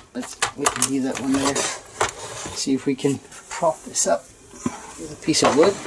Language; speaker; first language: English; non-native, fluent; Danish